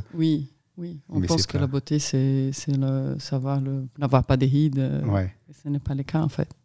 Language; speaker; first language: French; non-native, fluent; Portuguese